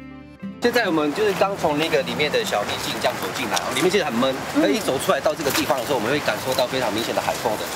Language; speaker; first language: Chinese; native; Chinese